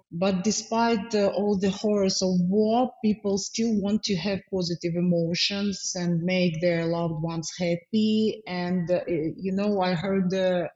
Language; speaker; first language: English; non-native, fluent; Ukrainian